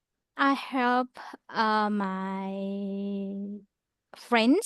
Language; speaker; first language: English; non-native, learner; Vietnamese